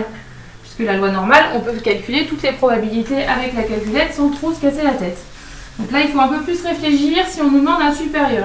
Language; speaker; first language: French; native; French